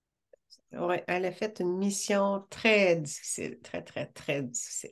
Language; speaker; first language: French; native; French